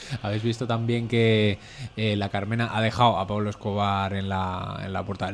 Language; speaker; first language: Spanish; native; Spanish